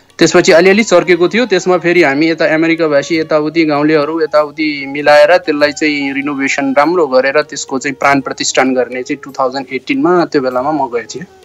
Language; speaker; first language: Nepali; non-native, local second language; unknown